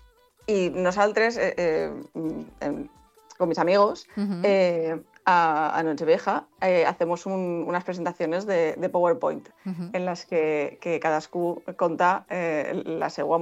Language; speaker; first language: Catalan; non-native, local second language; Spanish